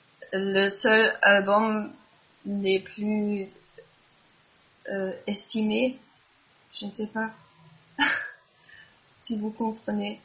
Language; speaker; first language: French; non-native, learner; German